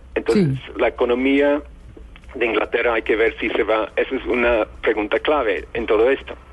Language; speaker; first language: Spanish; non-native, fluent; English